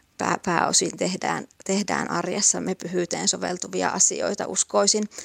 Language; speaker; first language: Finnish; native; Finnish